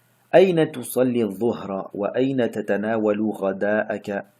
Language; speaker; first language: Arabic; non-native, fluent; French